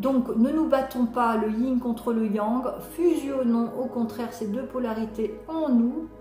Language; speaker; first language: French; native; French